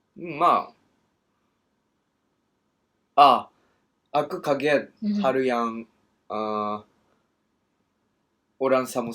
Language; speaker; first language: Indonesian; non-native, learner; Japanese